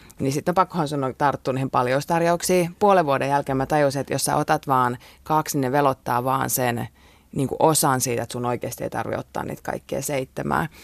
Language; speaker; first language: Finnish; native; Finnish